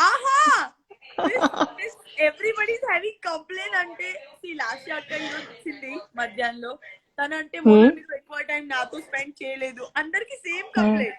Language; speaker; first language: Telugu; non-native, local second language; Gujarati